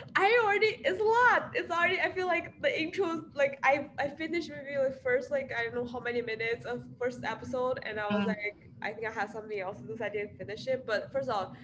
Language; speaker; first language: English; non-native, fluent; Chinese